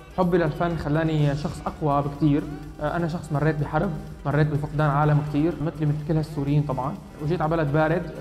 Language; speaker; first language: Arabic; native; Arabic